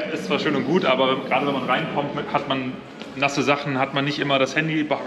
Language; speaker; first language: German; native; German